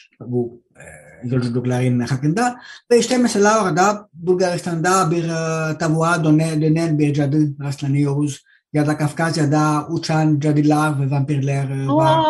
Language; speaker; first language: Turkish; non-native, fluent; Greek